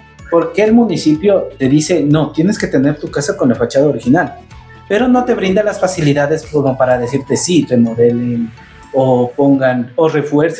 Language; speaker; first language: Spanish; native; Spanish